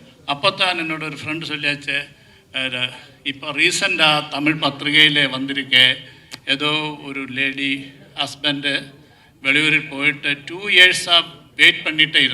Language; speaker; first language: Tamil; non-native, learner; Malayalam